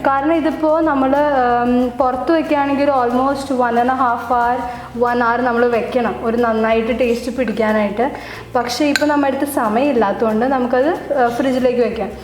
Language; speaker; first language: Malayalam; early bilingual, heritage; Malayalam